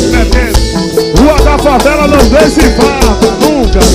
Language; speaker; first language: Portuguese; native; Portuguese